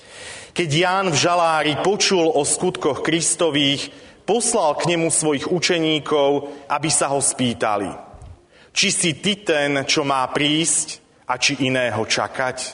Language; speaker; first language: Slovak; native; Slovak